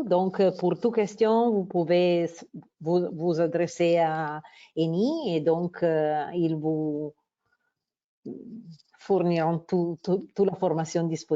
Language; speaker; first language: French; non-native, fluent; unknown